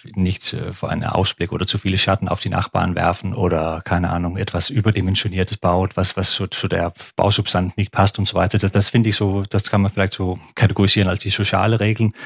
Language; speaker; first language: German; non-native, fluent; Danish